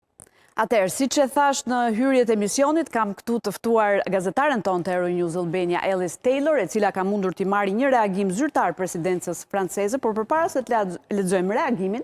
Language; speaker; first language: Albanian; native; Albanian